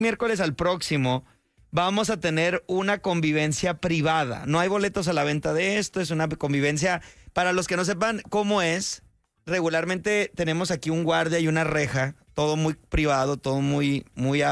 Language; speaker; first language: Spanish; native; Spanish